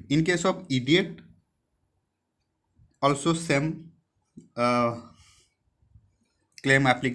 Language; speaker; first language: English; non-native, local second language; Hindi